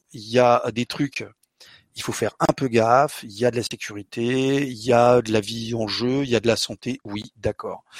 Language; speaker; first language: French; early bilingual, other home language; Portuguese